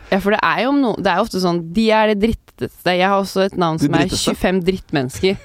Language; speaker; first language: Norwegian; native; Norwegian